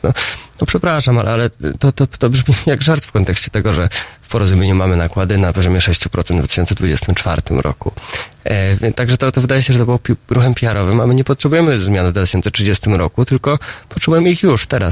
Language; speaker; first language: Polish; native; Polish